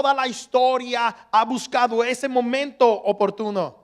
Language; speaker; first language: Spanish; early bilingual, heritage; Spanish